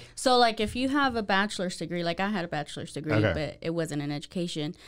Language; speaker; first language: English; native; English